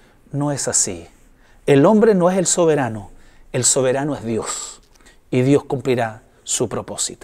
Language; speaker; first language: Spanish; native; Spanish